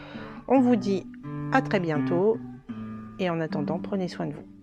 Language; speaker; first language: French; native; French